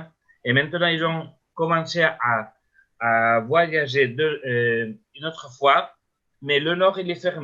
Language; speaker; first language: French; non-native, learner; Spanish